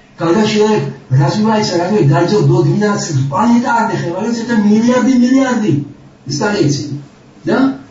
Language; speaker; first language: Russian; non-native, local second language; Georgian